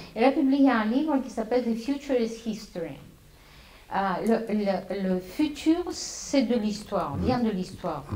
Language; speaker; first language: French; non-native, fluent; Russian